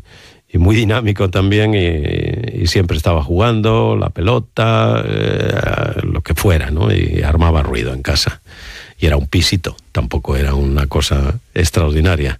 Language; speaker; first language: Spanish; native; Spanish